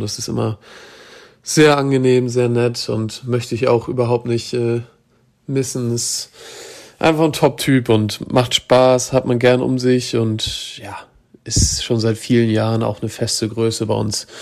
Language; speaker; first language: German; native; German